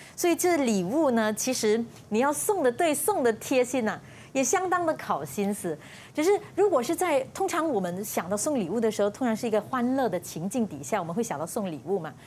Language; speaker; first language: Chinese; native; Chinese